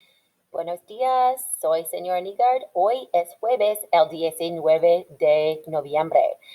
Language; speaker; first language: Spanish; non-native, fluent; English